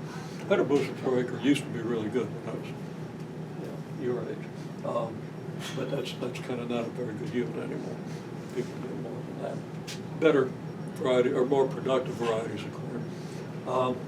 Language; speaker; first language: English; native; English